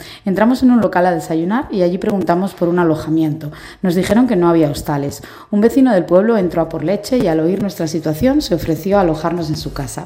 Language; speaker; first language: Spanish; native; Spanish